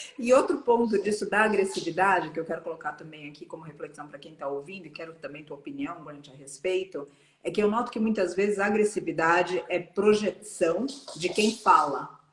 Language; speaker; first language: Portuguese; native; Portuguese